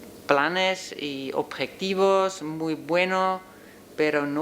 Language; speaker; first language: Spanish; non-native, learner; Dutch